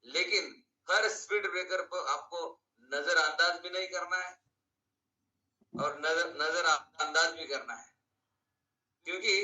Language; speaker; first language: Hindi; non-native, local second language; Marathi